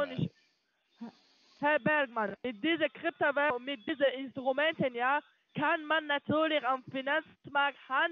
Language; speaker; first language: German; non-native, learner; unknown